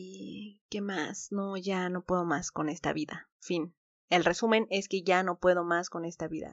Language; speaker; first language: Spanish; native; Spanish